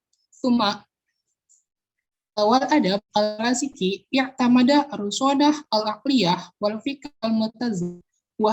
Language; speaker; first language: Arabic; non-native, learner; Indonesian